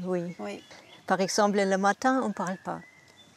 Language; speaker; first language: French; non-native, learner; German